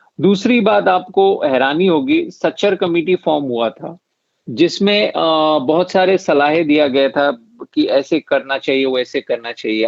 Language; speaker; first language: Hindi; non-native, local second language; Assamese